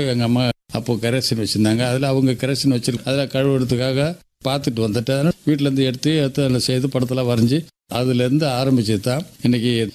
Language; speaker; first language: Tamil; native; Tamil